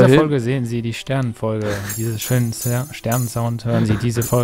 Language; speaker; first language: German; native; German